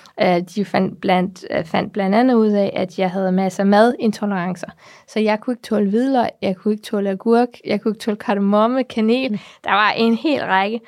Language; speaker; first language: Danish; early bilingual, heritage; Danish